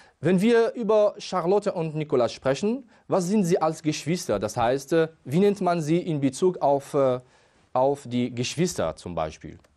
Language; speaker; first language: German; non-native, fluent; Arabic